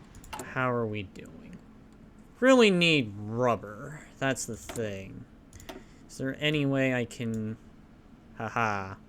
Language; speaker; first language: English; native; English